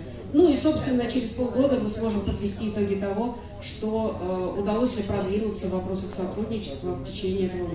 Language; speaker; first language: Russian; native; Russian